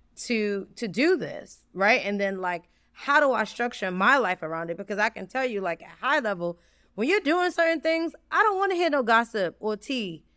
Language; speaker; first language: English; native; English